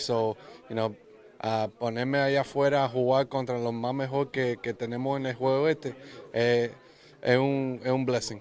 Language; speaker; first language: Spanish; early bilingual, other home language; English